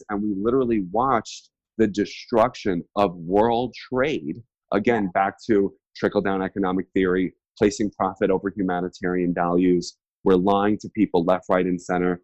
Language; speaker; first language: English; native; English